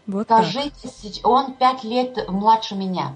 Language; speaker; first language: Russian; non-native, fluent; Lithuanian